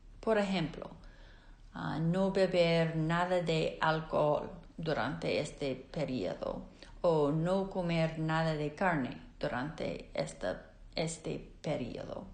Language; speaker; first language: Spanish; non-native, fluent; English